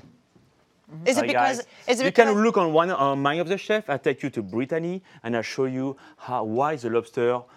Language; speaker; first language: English; non-native, fluent; French